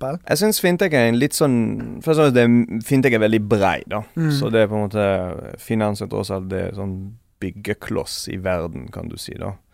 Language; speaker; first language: Norwegian; non-native, fluent; Hebrew